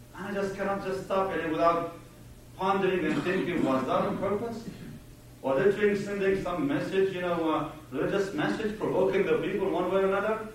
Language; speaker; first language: English; non-native, fluent; Arabic